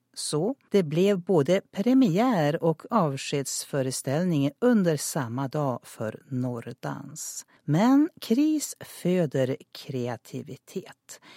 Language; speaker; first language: Swedish; native; Swedish